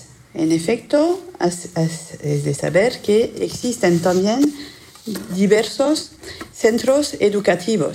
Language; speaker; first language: Spanish; non-native, fluent; French